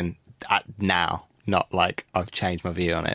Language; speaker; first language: English; native; English